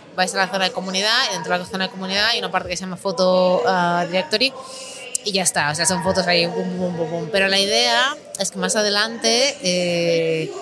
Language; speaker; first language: Spanish; native; Spanish